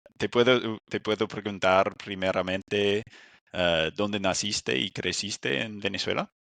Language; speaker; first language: Spanish; non-native, fluent; English